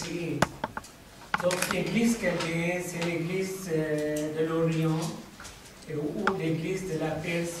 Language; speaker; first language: French; non-native, fluent; Arabic